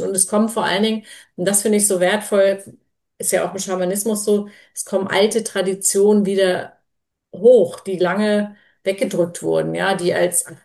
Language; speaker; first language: German; native; German